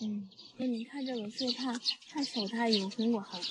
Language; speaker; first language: Chinese; non-native, learner; Lao